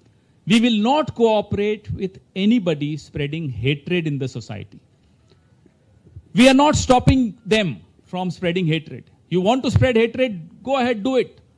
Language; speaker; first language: English; non-native, local second language; Hindi